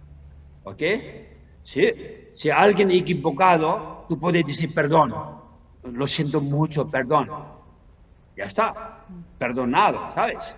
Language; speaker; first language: Spanish; non-native, learner; Tibetan